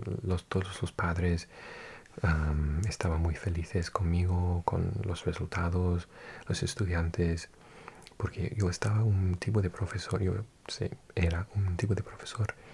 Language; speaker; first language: Spanish; non-native, fluent; English